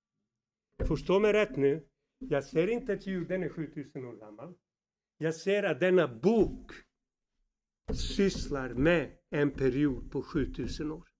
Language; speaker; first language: Swedish; non-native, fluent; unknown